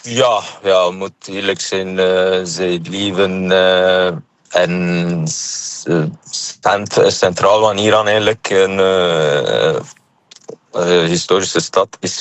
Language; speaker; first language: Dutch; non-native, fluent; Persian